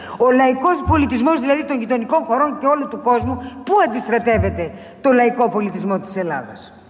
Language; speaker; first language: Greek; native; Greek